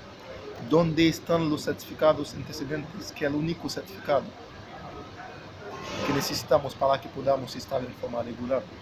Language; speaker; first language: Spanish; non-native, fluent; Haitian Creole